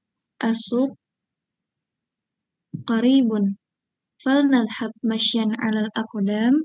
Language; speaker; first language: Arabic; non-native, learner; Indonesian